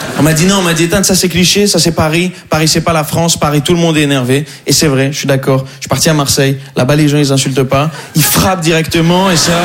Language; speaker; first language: French; non-native, local second language; Arabic